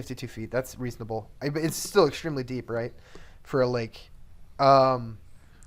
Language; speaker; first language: English; native; English